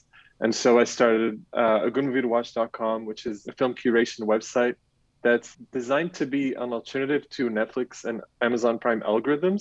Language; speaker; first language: English; non-native, fluent; Arabic